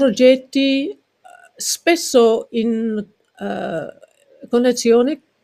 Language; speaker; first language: Italian; non-native, fluent; English